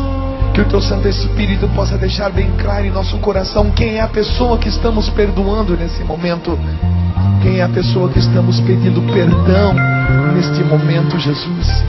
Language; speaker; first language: Portuguese; native; Portuguese